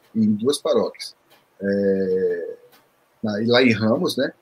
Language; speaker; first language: Portuguese; early bilingual, other home language; Korean